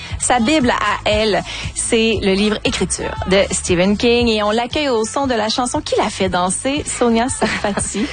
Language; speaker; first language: French; native; French